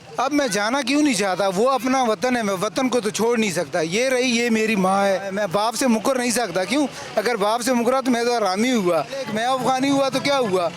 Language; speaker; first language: Urdu; non-native, local second language; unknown